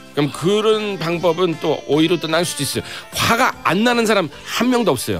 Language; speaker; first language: Korean; non-native, fluent; English